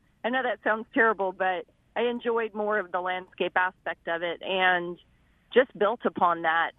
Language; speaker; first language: English; native; English